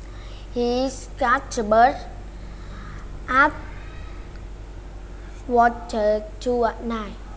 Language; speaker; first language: English; non-native, learner; Vietnamese